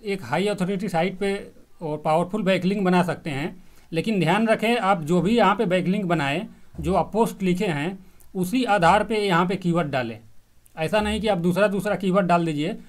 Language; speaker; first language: Hindi; native; Hindi